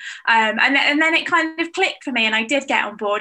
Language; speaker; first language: English; native; English